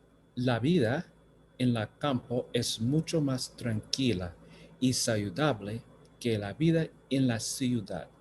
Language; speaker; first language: Spanish; non-native, learner; English